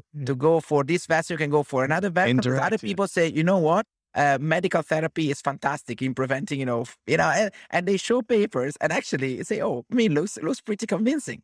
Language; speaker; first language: English; non-native, fluent; Italian